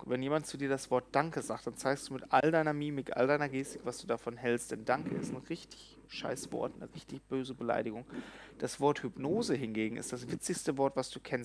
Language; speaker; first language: German; native; German